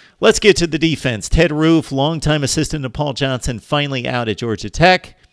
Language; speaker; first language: English; native; English